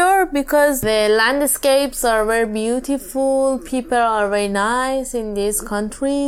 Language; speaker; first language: English; non-native, learner; Persian